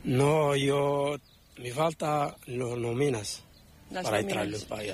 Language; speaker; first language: Spanish; non-native, learner; Arabic